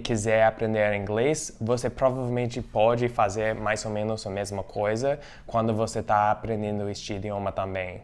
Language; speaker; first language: Portuguese; non-native, fluent; English